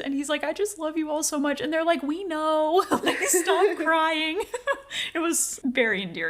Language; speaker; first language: English; native; English